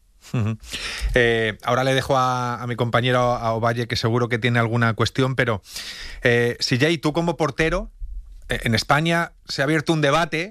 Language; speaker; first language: Spanish; native; Spanish